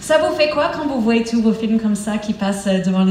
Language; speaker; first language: French; native; French